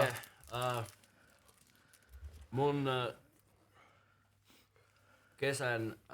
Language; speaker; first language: Finnish; non-native, learner; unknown